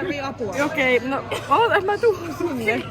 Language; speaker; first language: Finnish; native; Finnish